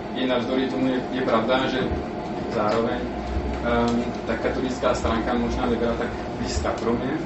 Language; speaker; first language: Czech; non-native, fluent; French